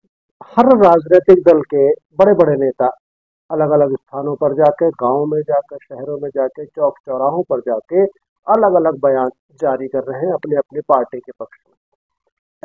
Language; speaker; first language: Hindi; native; Hindi